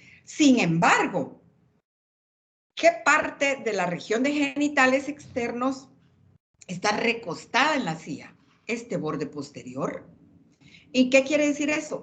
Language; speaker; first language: Spanish; native; Spanish